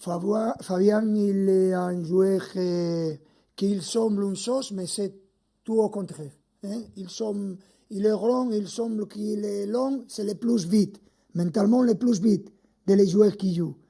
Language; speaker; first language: French; non-native, fluent; Spanish